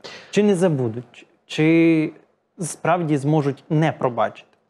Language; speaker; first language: Ukrainian; native; Ukrainian